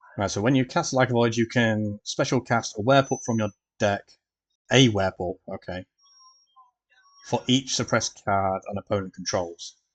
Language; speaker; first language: English; native; English